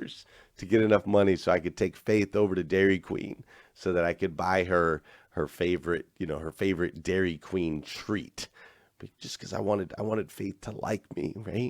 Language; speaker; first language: English; native; English